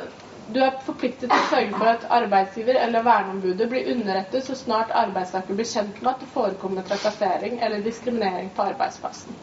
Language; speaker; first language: Norwegian; native; Norwegian